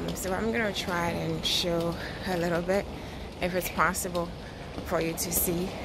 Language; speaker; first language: English; non-native, fluent; Wolof